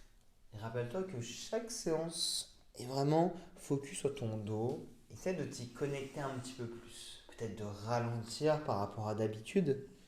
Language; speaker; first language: French; native; French